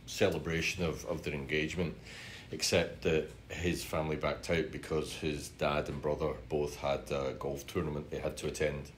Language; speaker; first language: English; native; English